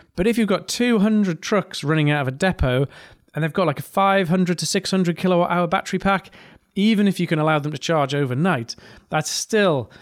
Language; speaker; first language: English; native; English